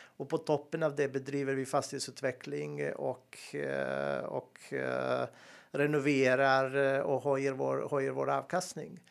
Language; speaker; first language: Swedish; non-native, fluent; Serbian